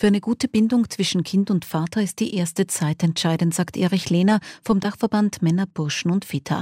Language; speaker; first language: German; native; German